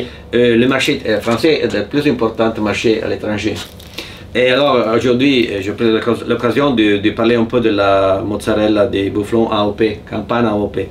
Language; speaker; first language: French; non-native, fluent; Italian